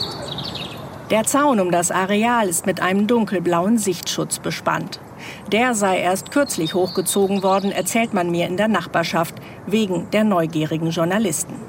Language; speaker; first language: German; native; German